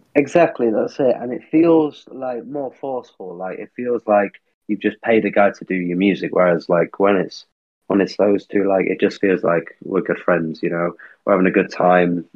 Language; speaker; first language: English; native; English